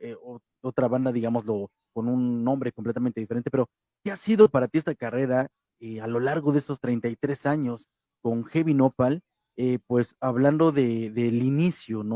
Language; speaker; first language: Spanish; native; Spanish